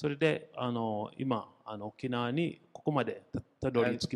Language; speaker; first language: Japanese; non-native, fluent; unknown